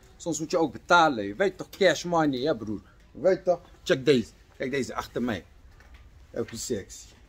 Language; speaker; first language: Dutch; non-native, fluent; Arabic